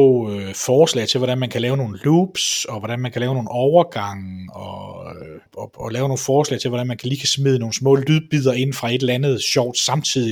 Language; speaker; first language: Danish; native; Danish